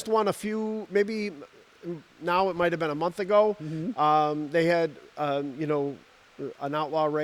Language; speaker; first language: English; native; English